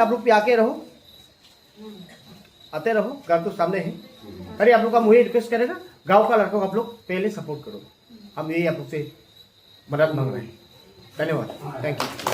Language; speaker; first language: Hindi; non-native, local second language; Garo